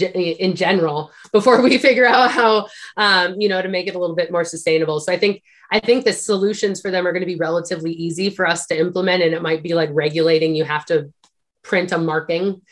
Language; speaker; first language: English; native; English